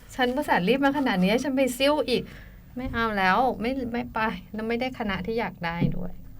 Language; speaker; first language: Thai; native; Thai